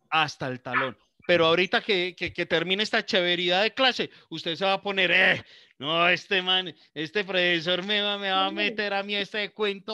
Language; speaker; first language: Spanish; native; Spanish